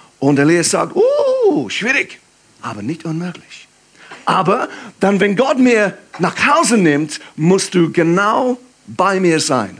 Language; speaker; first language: German; non-native, fluent; English